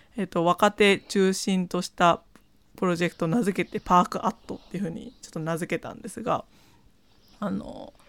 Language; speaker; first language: Japanese; non-native, fluent; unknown